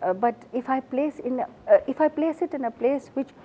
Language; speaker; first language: English; non-native, local second language; Assamese